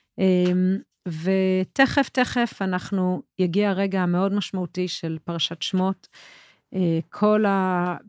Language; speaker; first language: Hebrew; native; Hebrew